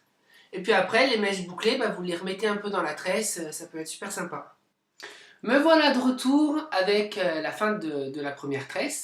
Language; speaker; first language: French; native; French